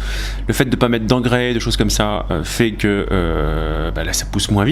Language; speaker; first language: French; native; French